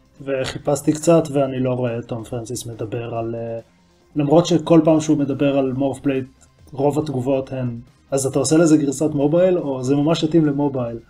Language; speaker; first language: Hebrew; native; Hebrew